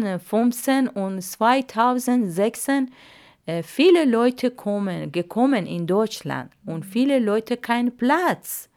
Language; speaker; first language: German; non-native, learner; Arabic